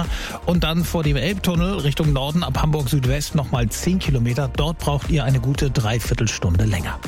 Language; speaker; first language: German; native; German